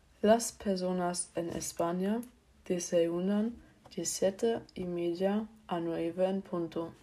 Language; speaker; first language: Spanish; non-native, learner; German